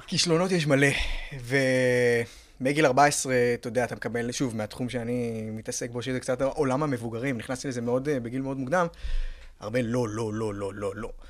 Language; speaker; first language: Hebrew; native; Hebrew